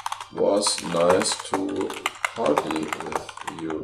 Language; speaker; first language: English; non-native, learner; German